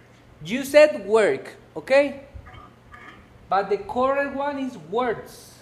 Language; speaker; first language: English; non-native, local second language; Spanish